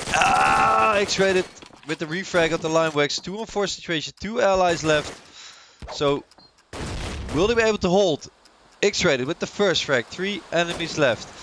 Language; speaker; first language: English; non-native, fluent; Dutch